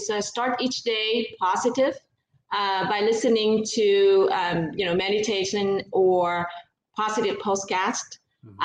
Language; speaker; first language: English; non-native, fluent; Vietnamese